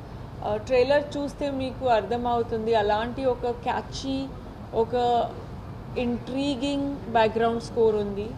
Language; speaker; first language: Telugu; non-native, fluent; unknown